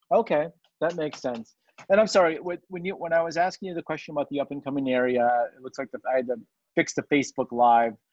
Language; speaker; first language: English; native; English